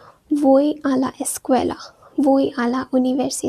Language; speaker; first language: Spanish; non-native, fluent; Hindi